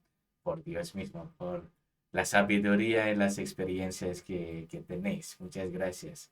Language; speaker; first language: Spanish; non-native, fluent; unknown